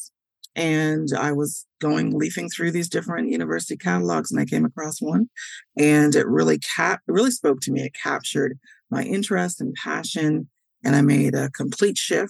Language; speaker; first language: English; native; English